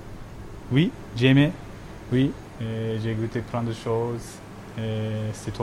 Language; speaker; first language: French; non-native, fluent; Japanese